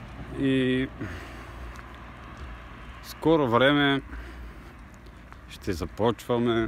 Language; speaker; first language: Bulgarian; native; Bulgarian